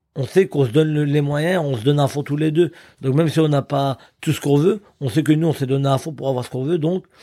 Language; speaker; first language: French; native; French